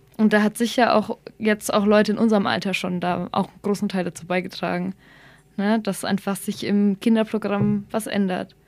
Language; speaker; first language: German; early bilingual, other home language; Somali